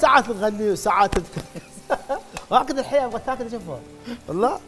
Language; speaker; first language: Arabic; native; Arabic